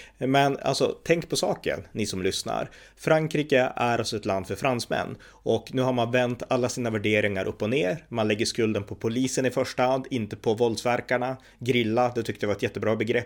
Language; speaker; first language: Swedish; native; Swedish